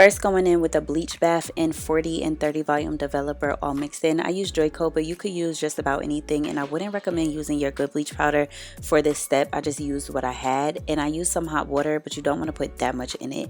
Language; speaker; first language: English; native; English